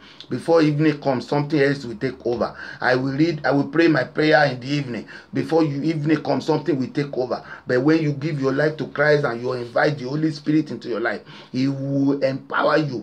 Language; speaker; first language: English; non-native, local second language; Yoruba